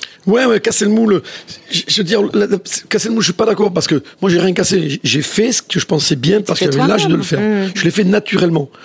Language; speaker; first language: French; native; French